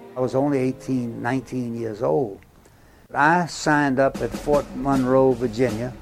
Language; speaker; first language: English; native; English